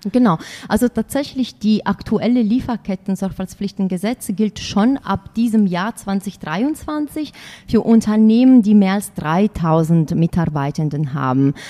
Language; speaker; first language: German; non-native, fluent; Italian